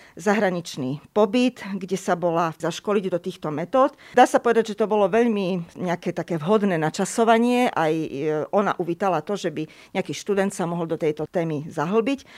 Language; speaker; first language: Slovak; native; Slovak